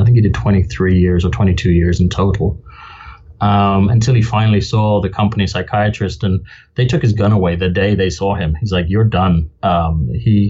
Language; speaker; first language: English; native; English